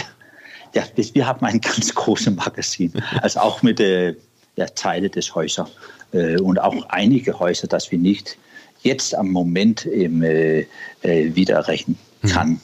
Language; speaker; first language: German; non-native, learner; Danish